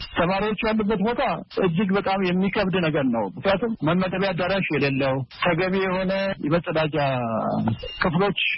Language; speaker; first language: Amharic; native; Amharic